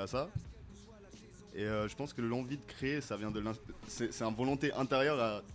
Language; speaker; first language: French; non-native, fluent; English